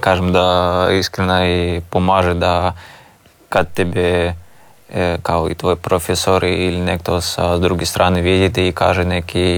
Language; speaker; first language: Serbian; non-native, learner; Russian